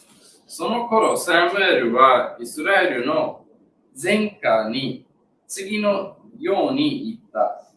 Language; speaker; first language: Japanese; non-native, fluent; English